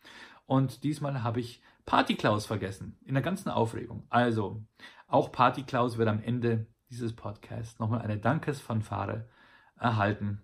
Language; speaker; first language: German; native; German